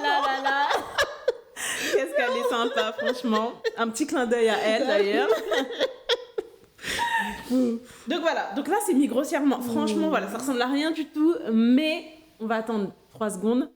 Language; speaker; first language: French; non-native, local second language; Haitian Creole